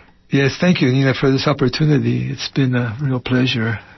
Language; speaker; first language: English; early bilingual, other home language; Spanish